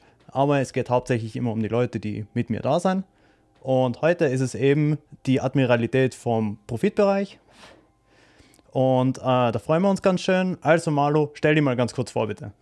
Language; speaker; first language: German; native; German